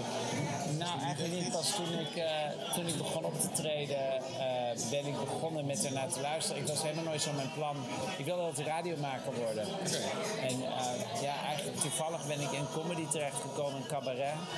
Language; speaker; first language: Dutch; native; Dutch